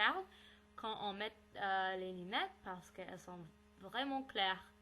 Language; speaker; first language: French; non-native, learner; English